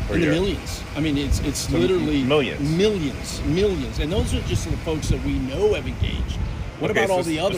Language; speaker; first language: English; native; English